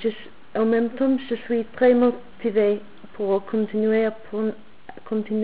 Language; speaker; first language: French; non-native, learner; English